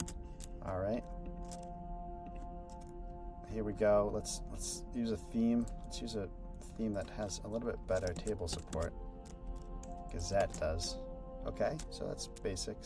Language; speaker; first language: English; native; English